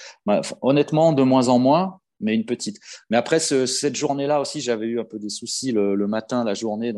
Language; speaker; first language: French; native; French